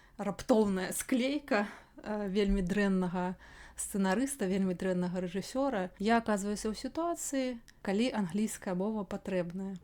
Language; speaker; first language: Belarusian; native; Belarusian